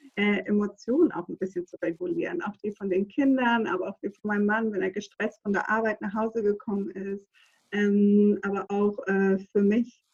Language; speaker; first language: German; non-native, fluent; Greek